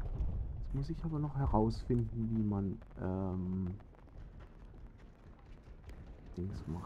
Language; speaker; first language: German; native; German